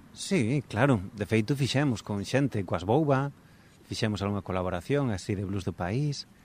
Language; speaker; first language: Galician; native; Galician